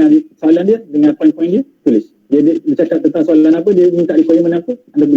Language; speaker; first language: Malay; native; Malay